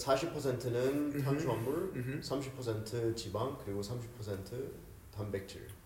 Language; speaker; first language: Korean; early bilingual, heritage; Korean